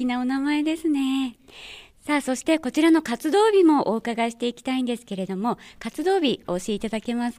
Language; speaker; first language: Japanese; native; Japanese